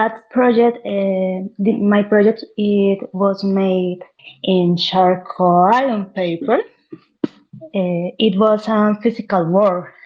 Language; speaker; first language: English; non-native, learner; Spanish